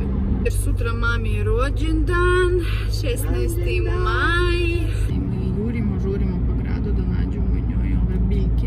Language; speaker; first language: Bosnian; non-native, fluent; Russian